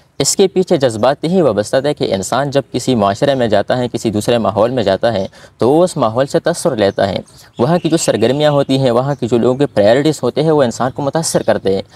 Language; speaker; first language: Urdu; non-native, local second language; Pashto